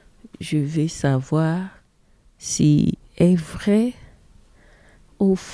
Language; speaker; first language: French; non-native, learner; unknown